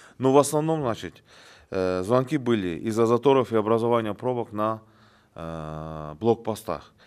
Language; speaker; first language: Russian; non-native, local second language; Kyrgyz